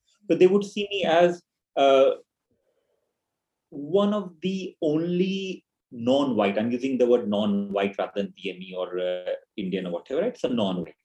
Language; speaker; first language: English; non-native, local second language; Hindi